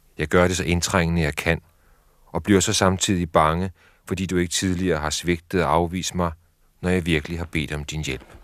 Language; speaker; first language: Danish; native; Danish